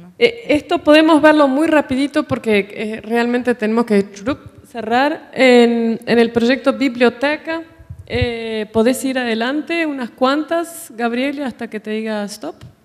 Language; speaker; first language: Spanish; native; Spanish